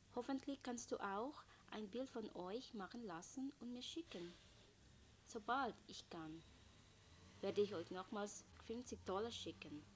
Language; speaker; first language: German; non-native, fluent; Filipino